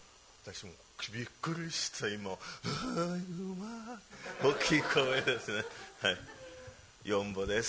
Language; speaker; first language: Japanese; non-native, learner; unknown